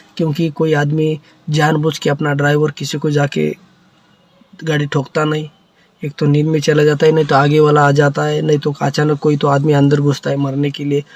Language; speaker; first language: Hindi; non-native, local second language; Marathi